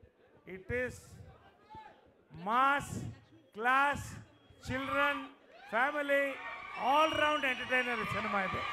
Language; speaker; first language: Telugu; native; Telugu